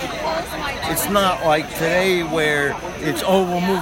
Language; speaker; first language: English; native; English